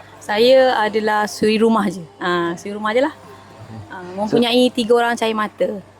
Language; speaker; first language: Malay; native; Malay